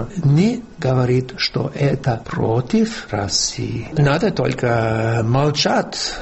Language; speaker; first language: Russian; non-native, fluent; English